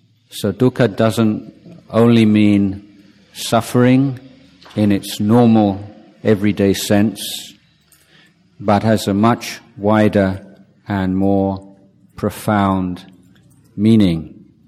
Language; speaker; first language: English; native; English